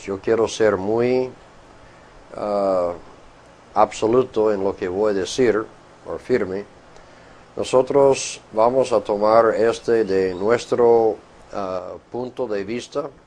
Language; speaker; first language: Spanish; non-native, fluent; English